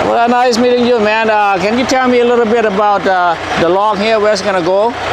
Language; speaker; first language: English; non-native, learner; Thai